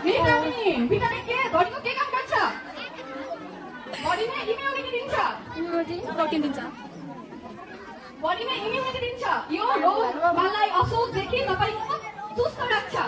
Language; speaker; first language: Nepali; non-native, learner; Bangla